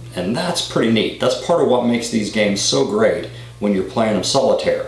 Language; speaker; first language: English; native; English